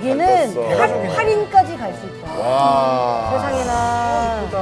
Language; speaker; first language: Korean; native; Korean